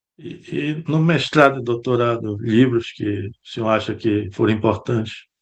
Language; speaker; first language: Portuguese; native; Portuguese